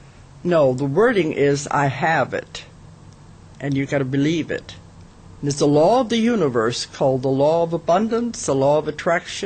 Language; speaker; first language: English; native; English